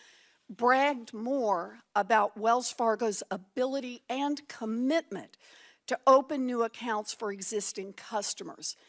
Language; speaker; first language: English; native; English